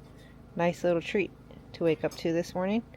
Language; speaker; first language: English; native; English